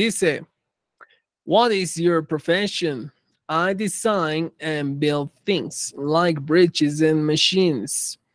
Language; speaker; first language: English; non-native, fluent; Spanish